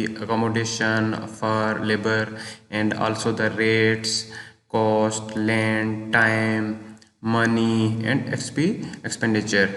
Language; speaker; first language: English; non-native, local second language; Hindi